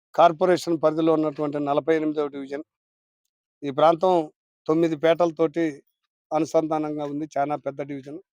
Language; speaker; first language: Telugu; native; Telugu